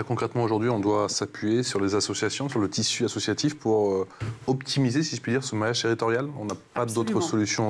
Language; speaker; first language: French; native; French